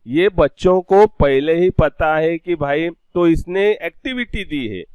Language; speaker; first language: Hindi; non-native, local second language; Marathi